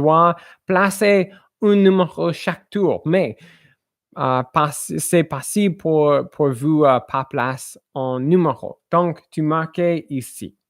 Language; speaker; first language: French; non-native, learner; English